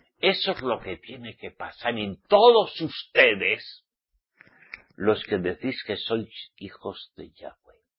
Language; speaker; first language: Spanish; native; Spanish